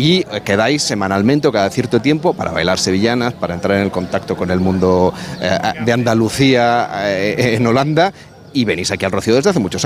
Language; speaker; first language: Spanish; native; Spanish